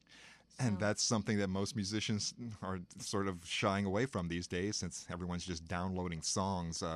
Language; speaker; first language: English; native; English